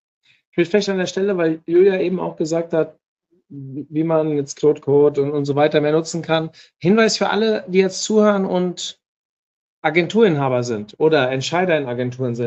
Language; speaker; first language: German; native; German